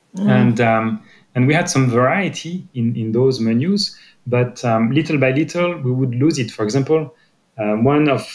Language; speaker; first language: English; non-native, fluent; French